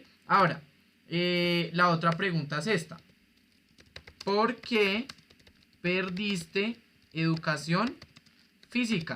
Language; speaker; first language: Spanish; native; Spanish